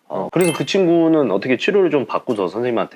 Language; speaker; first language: Korean; native; Korean